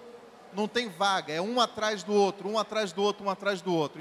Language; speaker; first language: Portuguese; native; Portuguese